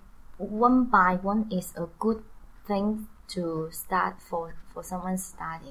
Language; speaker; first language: English; non-native, learner; Chinese